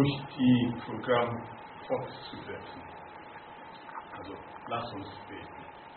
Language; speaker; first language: German; non-native, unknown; Akan